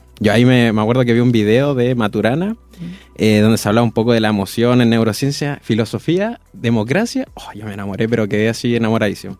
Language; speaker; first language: Spanish; native; Spanish